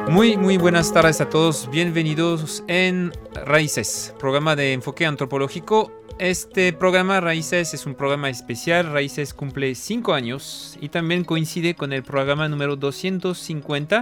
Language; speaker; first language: Spanish; non-native, fluent; French